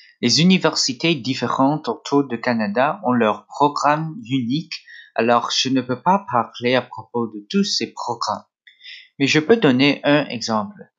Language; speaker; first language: French; non-native, local second language; English